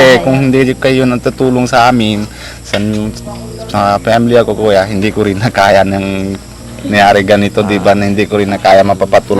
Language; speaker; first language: Filipino; non-native, local second language; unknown